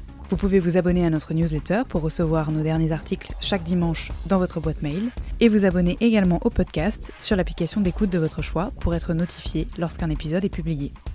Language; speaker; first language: French; native; French